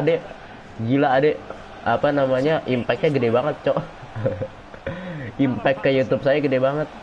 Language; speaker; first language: Indonesian; native; Indonesian